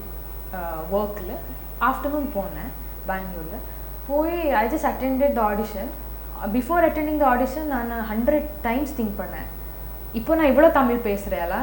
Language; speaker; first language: Tamil; non-native, learner; Kannada